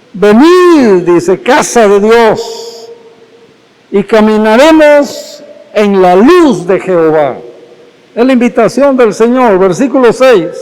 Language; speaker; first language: Spanish; native; Spanish